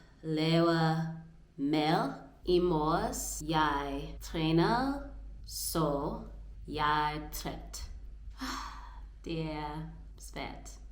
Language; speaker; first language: Danish; non-native, learner; English